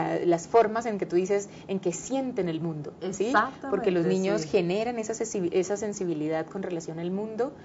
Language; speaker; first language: Spanish; native; Spanish